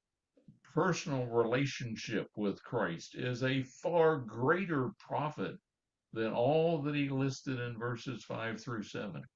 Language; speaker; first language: English; native; English